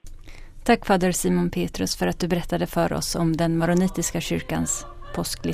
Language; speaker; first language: Swedish; native; Swedish